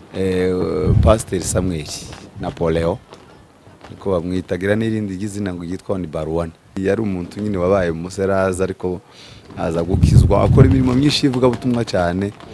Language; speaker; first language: Kinyarwanda; native; Kinyarwanda